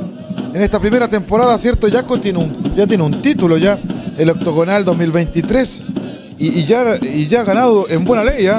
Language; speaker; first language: Spanish; native; Spanish